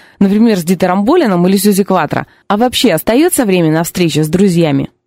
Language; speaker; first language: Russian; native; Russian